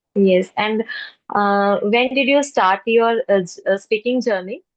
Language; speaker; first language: English; non-native, learner; Hindi